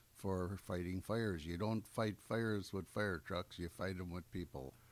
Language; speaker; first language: English; native; English